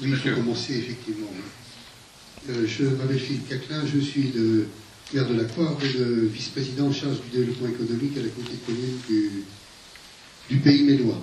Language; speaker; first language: French; native; French